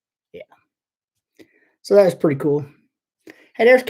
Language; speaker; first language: English; native; English